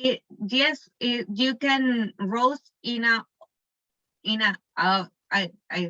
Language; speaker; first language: English; non-native, learner; Spanish